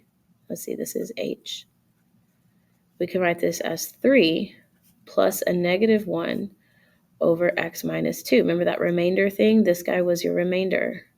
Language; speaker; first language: English; native; English